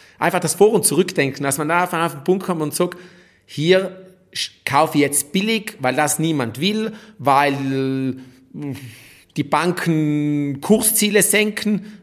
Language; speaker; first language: German; native; German